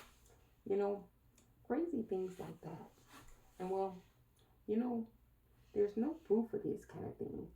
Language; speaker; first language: English; native; English